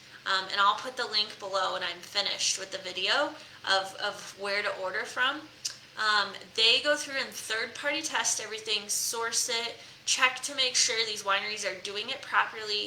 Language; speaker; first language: English; native; English